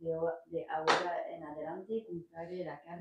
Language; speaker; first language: Spanish; non-native, learner; French